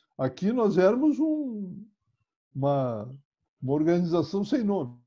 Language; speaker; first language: Portuguese; native; Portuguese